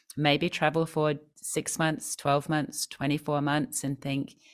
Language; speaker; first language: English; native; English